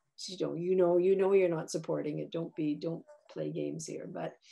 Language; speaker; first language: English; native; English